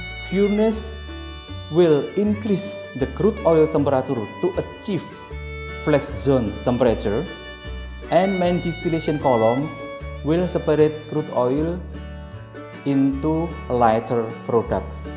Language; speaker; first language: English; non-native, fluent; Indonesian